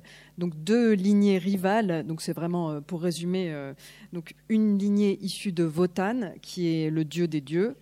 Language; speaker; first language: French; native; French